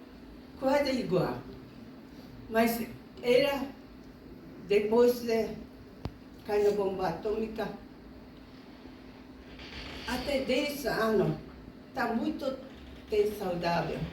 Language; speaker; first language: Portuguese; non-native, learner; Japanese